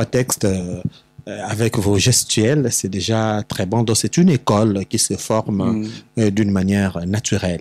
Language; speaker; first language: French; non-native, local second language; Lingala